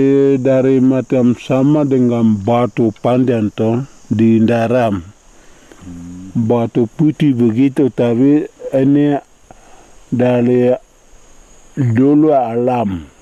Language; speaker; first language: Indonesian; non-native, local second language; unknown